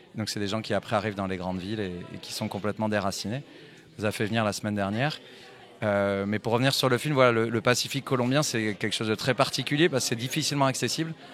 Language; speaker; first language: French; native; French